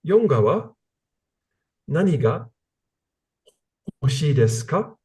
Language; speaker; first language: Japanese; non-native, learner; English